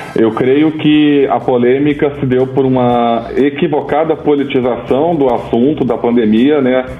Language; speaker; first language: Portuguese; native; Portuguese